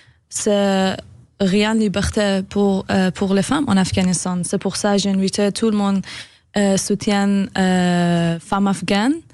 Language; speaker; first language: French; non-native, learner; Persian